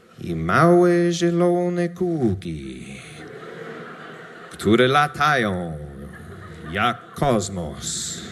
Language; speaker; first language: Polish; non-native, learner; English